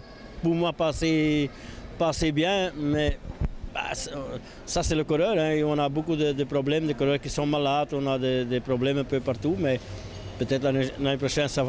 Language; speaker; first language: French; non-native, local second language; Dutch